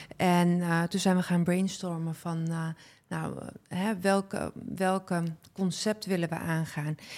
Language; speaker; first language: Dutch; early bilingual, other home language; Arabic